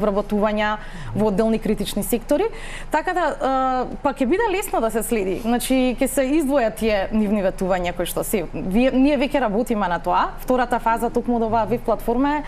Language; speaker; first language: Macedonian; native; Macedonian